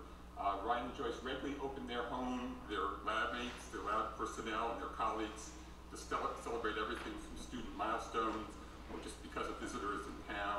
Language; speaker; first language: English; native; English